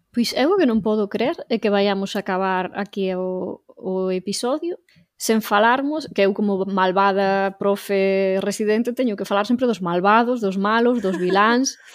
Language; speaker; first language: Galician; native; Galician